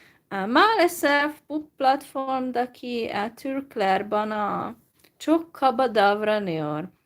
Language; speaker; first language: Turkish; non-native, fluent; Hungarian